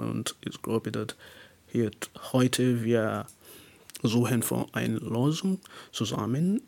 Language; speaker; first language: German; non-native, learner; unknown